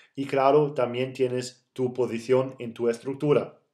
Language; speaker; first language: Spanish; non-native, fluent; German